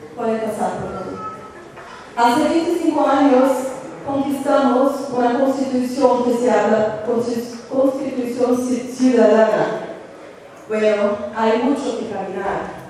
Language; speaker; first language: Spanish; non-native, learner; Portuguese